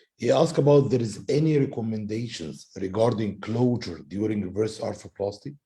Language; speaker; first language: English; non-native, fluent; Arabic